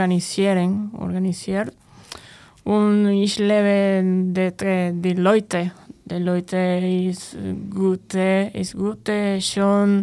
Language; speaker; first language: German; non-native, learner; Spanish